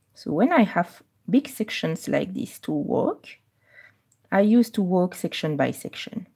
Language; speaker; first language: English; non-native, fluent; French